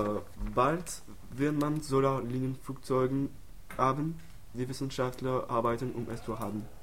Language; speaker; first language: German; non-native, learner; French